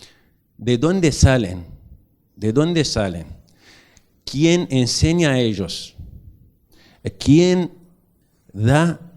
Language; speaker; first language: Spanish; non-native, learner; Arabic